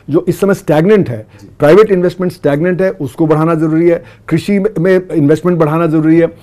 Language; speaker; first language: Hindi; native; Hindi